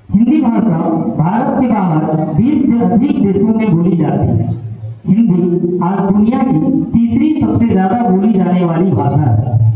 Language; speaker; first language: Hindi; native; Hindi